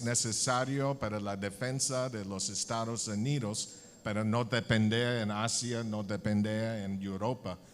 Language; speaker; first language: Spanish; non-native, learner; English